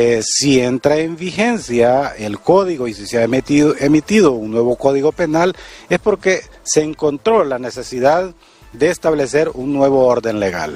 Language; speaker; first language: Spanish; native; Spanish